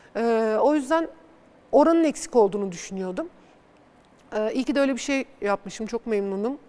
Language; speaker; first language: Turkish; early bilingual, other home language; Bulgarian